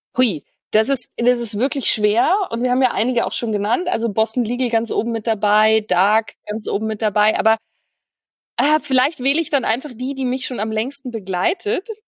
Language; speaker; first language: German; native; German